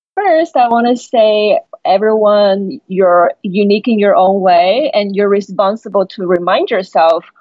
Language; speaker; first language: English; non-native, fluent; Chinese